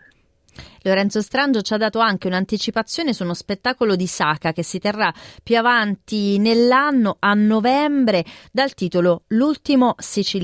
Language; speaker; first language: Italian; native; Italian